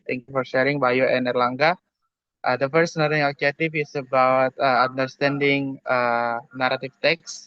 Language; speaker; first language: English; non-native, learner; Indonesian